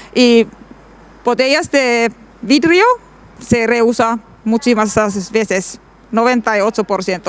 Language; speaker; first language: Spanish; non-native, learner; Finnish